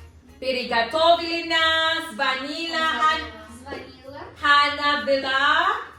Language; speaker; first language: Russian; non-native, learner; Filipino